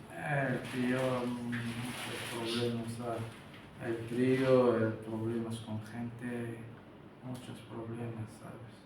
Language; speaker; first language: Spanish; non-native, learner; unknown